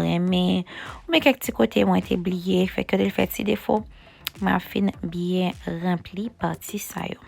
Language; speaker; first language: French; non-native, learner; Haitian Creole